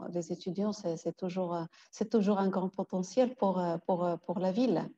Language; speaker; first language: French; non-native, local second language; Arabic